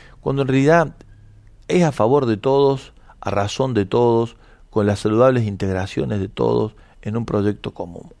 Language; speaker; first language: Spanish; native; Spanish